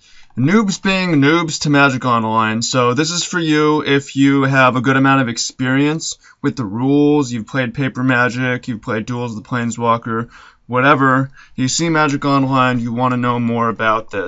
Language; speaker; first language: English; native; English